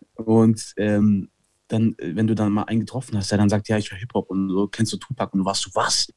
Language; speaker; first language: German; early bilingual, other home language; Italian